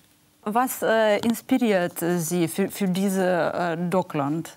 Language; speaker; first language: German; non-native, learner; Russian